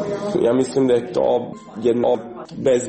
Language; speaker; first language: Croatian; non-native, local second language; Hungarian